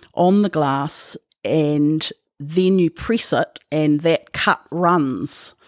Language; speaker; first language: English; native; English